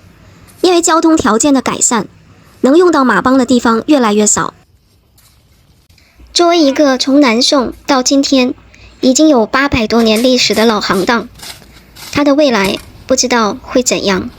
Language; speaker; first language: Chinese; native; Chinese